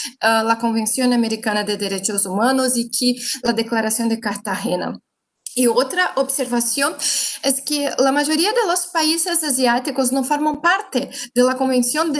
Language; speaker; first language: Spanish; non-native, fluent; Portuguese